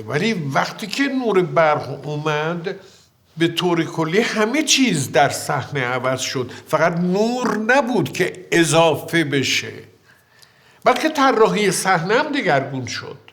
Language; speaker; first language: Persian; native; Persian